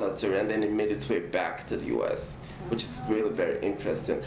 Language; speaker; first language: English; non-native, local second language; Igbo